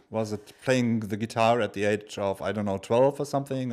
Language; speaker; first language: English; non-native, fluent; German